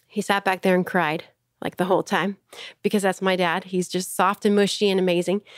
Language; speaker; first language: English; native; English